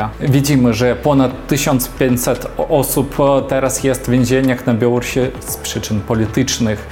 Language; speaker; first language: Polish; non-native, fluent; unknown